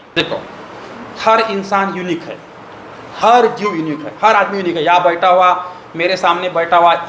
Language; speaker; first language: Hindi; non-native, local second language; Marathi